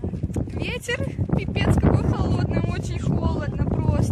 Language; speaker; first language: Russian; native; Russian